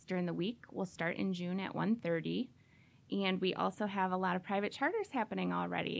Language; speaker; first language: English; native; English